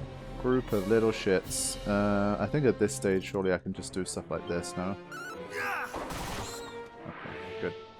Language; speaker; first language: English; native; English